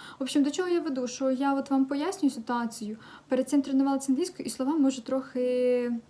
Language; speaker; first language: Ukrainian; non-native, local second language; Russian